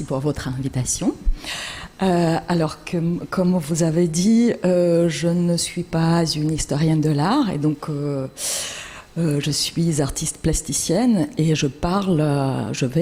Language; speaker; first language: French; non-native, fluent; Russian